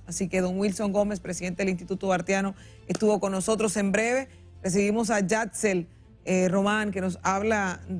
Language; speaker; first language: Spanish; native; Spanish